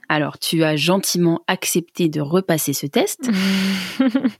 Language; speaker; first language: French; native; French